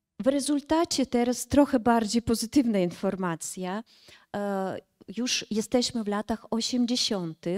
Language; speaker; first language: Polish; early bilingual, heritage; Polish